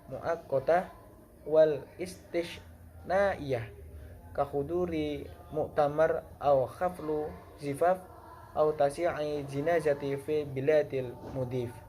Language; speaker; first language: Arabic; non-native, learner; Indonesian